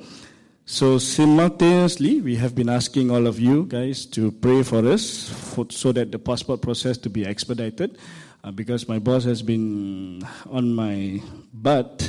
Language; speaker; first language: English; non-native, local second language; Malay